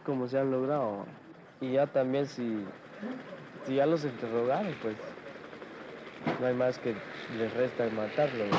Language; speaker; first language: Spanish; native; Spanish